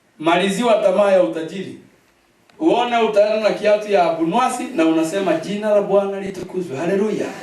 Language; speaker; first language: Swahili; non-native, local second language; Kikuyu